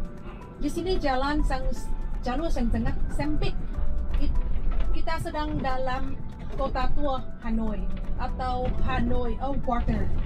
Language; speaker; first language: Indonesian; non-native, fluent; Vietnamese